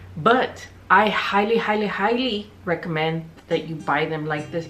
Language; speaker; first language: English; early bilingual, other home language; Spanish